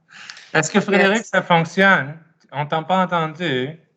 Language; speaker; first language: French; native; French